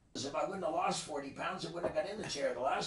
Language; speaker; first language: English; native; English